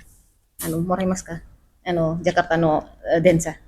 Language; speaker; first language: Indonesian; native; Indonesian